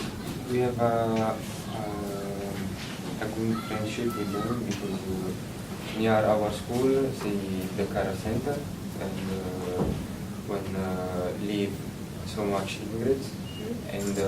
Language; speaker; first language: English; non-native, learner; Italian